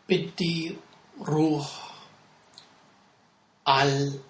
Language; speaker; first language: Arabic; non-native, learner; English